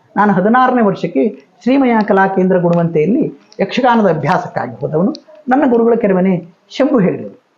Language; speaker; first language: Kannada; native; Kannada